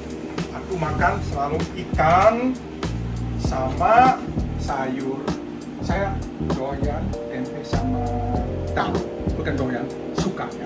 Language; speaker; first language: Indonesian; early bilingual, heritage; Dutch